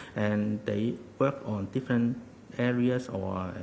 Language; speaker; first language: English; non-native, local second language; Cantonese